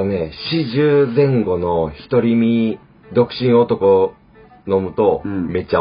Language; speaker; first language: Japanese; native; Japanese